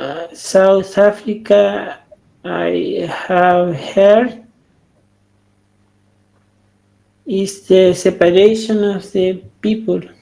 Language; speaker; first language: English; non-native, learner; Spanish